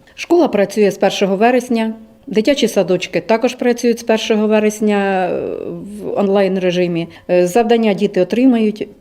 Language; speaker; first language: Ukrainian; native; Ukrainian